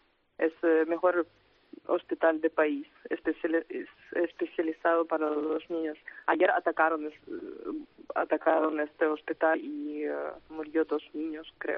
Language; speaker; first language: Spanish; non-native, fluent; Ukrainian